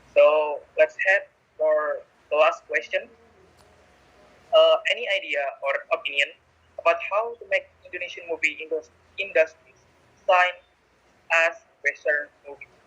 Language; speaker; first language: English; non-native, learner; Indonesian